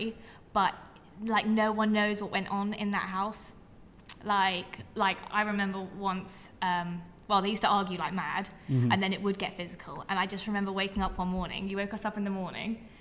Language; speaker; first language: English; native; English